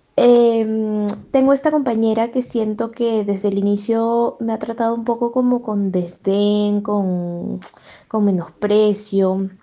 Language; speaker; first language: Spanish; native; Spanish